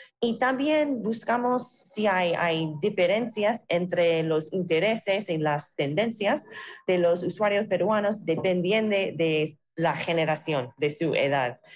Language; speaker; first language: Spanish; non-native, fluent; English